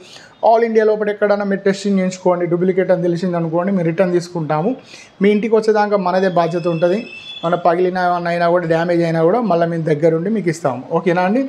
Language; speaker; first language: Telugu; native; Telugu